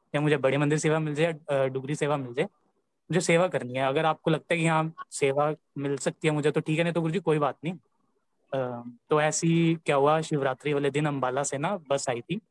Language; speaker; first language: Hindi; native; Hindi